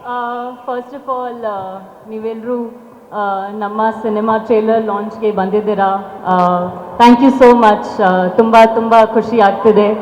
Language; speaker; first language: Kannada; non-native, learner; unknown